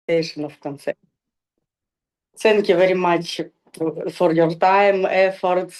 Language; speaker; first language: English; non-native, learner; Russian